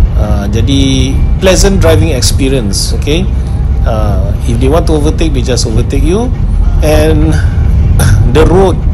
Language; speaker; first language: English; non-native, local second language; Malay